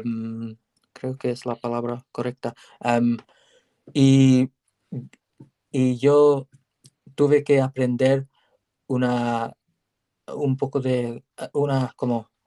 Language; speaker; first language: Spanish; non-native, learner; English